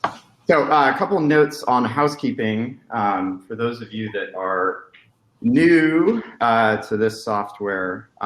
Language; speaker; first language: English; native; English